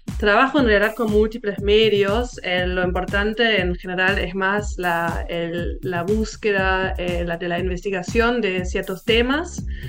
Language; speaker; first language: Spanish; non-native, fluent; German